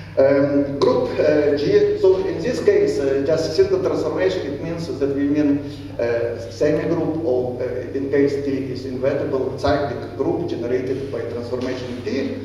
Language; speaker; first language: English; non-native, fluent; Ukrainian